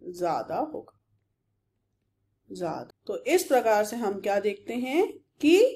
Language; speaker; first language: Hindi; native; Hindi